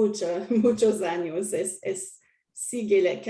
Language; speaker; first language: Spanish; non-native, learner; French